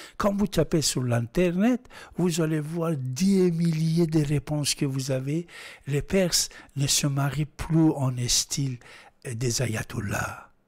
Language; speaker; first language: French; non-native, fluent; Persian